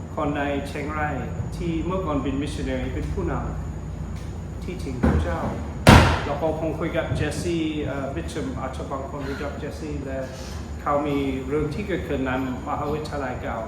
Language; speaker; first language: Thai; non-native, fluent; English